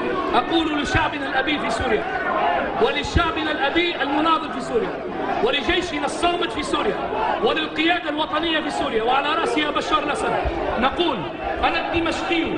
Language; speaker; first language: Arabic; native; Arabic